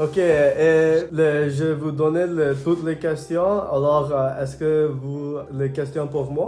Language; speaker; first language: French; non-native, learner; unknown